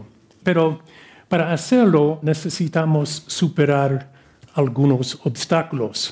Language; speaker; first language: Spanish; non-native, fluent; English